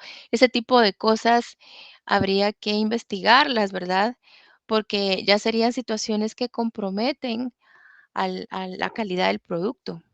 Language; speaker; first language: Spanish; native; Spanish